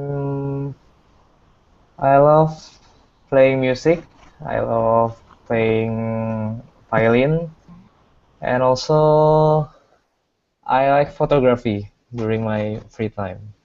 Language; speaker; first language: English; non-native, fluent; Indonesian